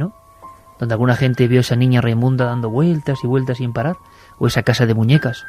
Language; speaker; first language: Spanish; native; Spanish